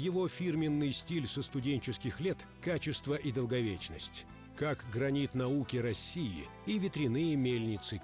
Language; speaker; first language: Russian; native; Russian